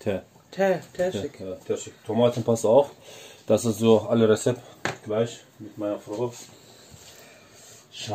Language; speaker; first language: German; non-native, learner; Turkish